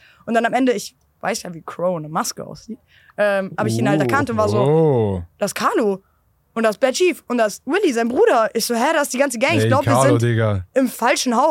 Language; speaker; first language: German; native; German